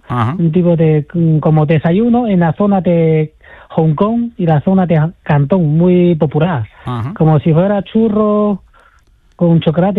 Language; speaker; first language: Spanish; non-native, fluent; Chinese